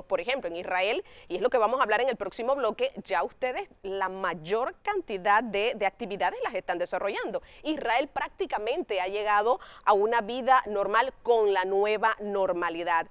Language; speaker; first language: Spanish; native; Spanish